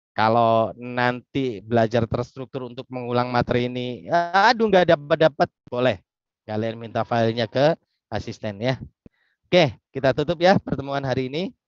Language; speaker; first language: Indonesian; native; Indonesian